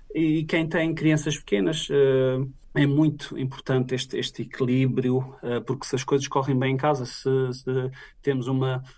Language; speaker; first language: Portuguese; native; Portuguese